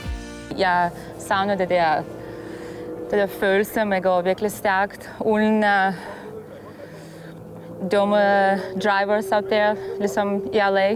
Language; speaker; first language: Danish; non-native, fluent; Russian